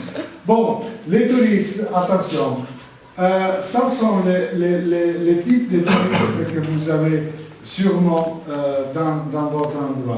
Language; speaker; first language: French; non-native, learner; Italian